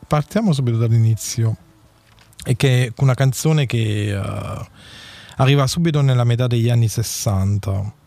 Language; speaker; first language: Italian; native; Italian